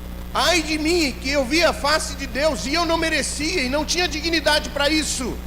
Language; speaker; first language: Portuguese; native; Portuguese